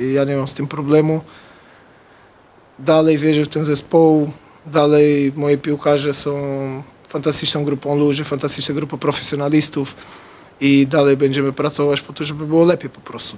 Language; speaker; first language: Polish; non-native, fluent; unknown